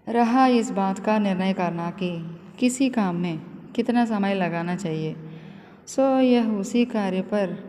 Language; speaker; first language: Hindi; non-native, local second language; Telugu